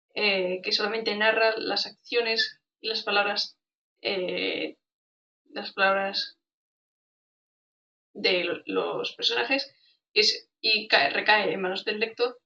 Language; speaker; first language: Spanish; native; Spanish